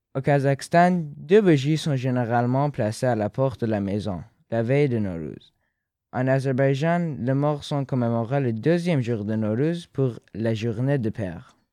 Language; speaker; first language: French; non-native, fluent; Persian